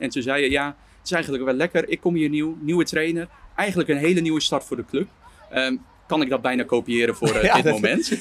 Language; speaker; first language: Dutch; native; Dutch